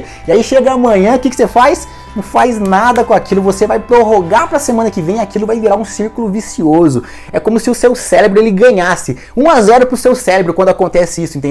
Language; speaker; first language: Portuguese; native; Portuguese